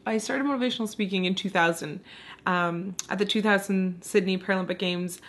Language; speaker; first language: English; native; English